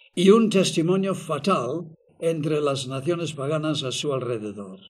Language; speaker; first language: Spanish; non-native, fluent; English